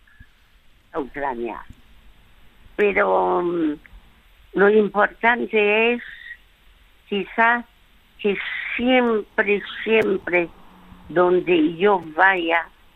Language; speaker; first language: Spanish; non-native, fluent; French